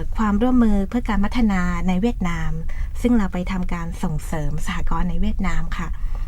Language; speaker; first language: Thai; native; Thai